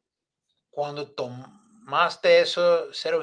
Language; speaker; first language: Spanish; non-native, learner; English